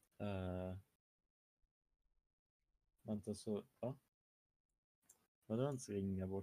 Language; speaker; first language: Swedish; non-native, fluent; German